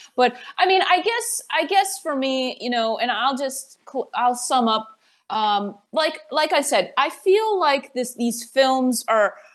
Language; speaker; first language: English; native; English